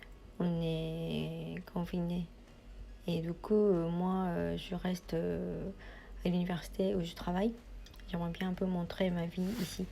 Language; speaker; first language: French; non-native, fluent; Japanese